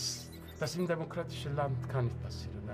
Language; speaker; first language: German; non-native, learner; Turkish